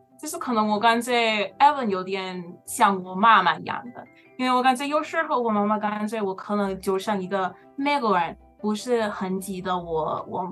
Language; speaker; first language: Chinese; non-native, learner; English